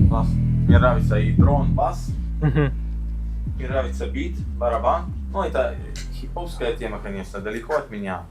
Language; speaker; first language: Russian; non-native, fluent; Italian